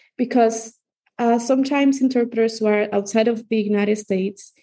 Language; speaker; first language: English; non-native, fluent; Spanish